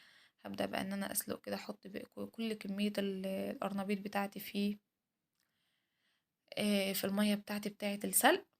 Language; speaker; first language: Arabic; native; Arabic